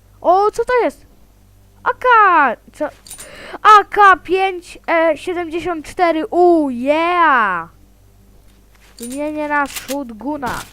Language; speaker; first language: Polish; native; Polish